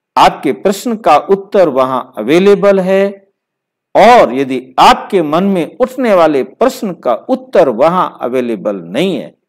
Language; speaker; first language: Hindi; native; Hindi